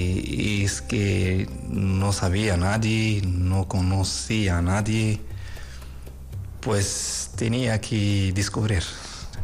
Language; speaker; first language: Spanish; non-native, learner; Arabic